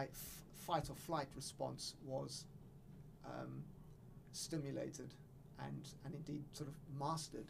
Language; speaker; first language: English; native; English